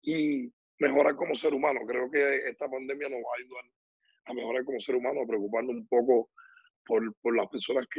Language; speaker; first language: Spanish; native; Spanish